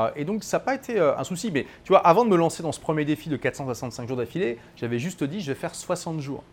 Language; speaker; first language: French; native; French